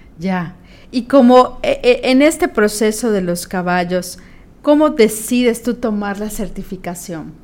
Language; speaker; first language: Spanish; native; Spanish